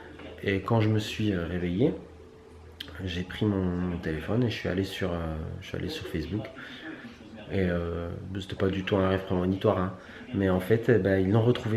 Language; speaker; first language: French; native; French